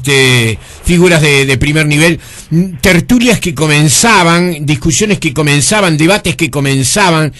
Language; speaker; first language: Spanish; native; Spanish